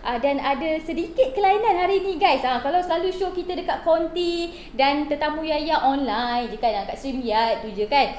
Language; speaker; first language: Malay; native; Malay